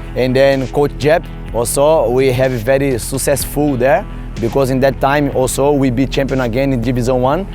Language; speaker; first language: English; non-native, learner; Portuguese